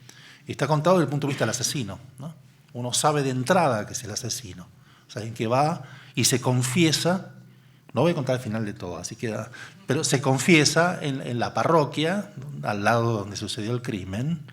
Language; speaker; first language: Spanish; native; Spanish